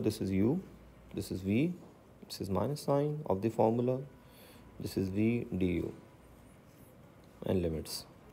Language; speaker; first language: English; non-native, local second language; Urdu